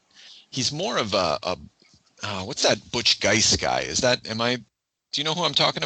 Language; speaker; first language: English; native; English